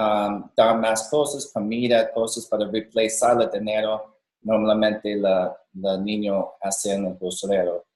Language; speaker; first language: Spanish; non-native, learner; English